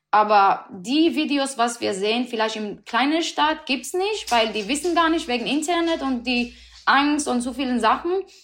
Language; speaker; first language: German; non-native, learner; Persian